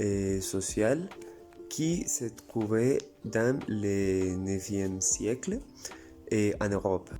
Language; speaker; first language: French; non-native, learner; Spanish